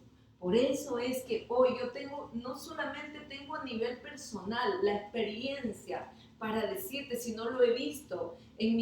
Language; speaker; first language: Spanish; native; Spanish